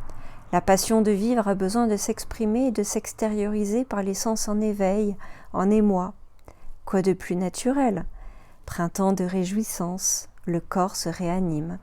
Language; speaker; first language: French; native; French